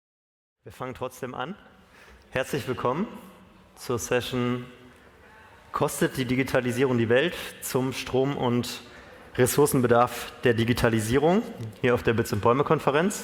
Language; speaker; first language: German; native; German